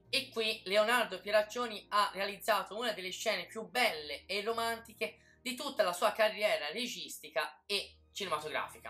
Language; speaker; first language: Italian; native; Italian